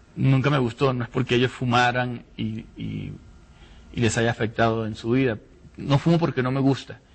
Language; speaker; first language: Spanish; native; Spanish